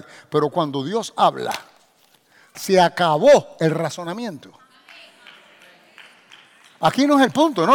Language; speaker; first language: Spanish; native; Spanish